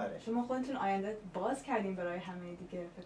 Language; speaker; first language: Persian; early bilingual, heritage; Persian